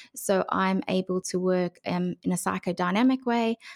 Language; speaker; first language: English; native; English